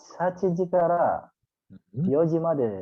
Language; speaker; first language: Japanese; non-native, learner; Indonesian